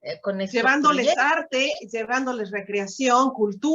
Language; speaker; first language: Spanish; native; Spanish